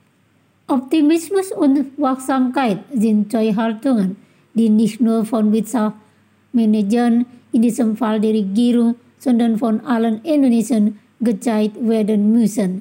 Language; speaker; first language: German; non-native, fluent; Indonesian